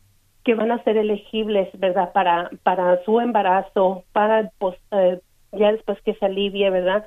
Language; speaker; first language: Spanish; native; Spanish